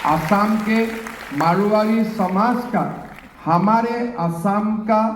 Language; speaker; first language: Hindi; non-native, local second language; Assamese